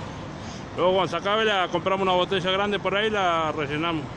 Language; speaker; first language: Spanish; native; Spanish